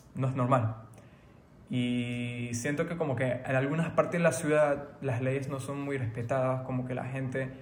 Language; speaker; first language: Spanish; early bilingual, other home language; French